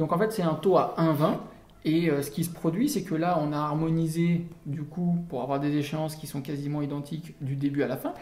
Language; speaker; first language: French; native; French